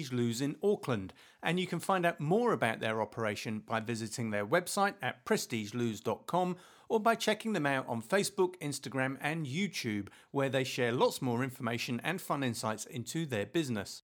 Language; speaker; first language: English; native; English